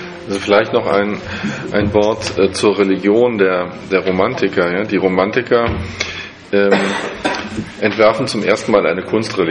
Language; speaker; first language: German; non-native, fluent; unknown